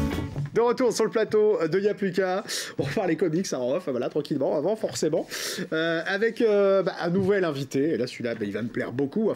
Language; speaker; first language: French; native; French